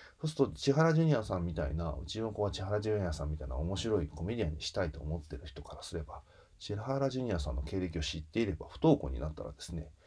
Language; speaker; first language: Japanese; native; Japanese